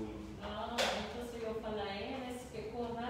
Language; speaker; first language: Portuguese; non-native, learner; Spanish